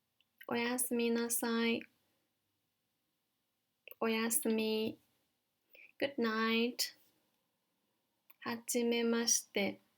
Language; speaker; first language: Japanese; non-native, fluent; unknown